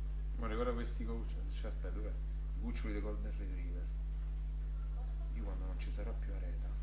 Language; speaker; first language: Italian; native; Italian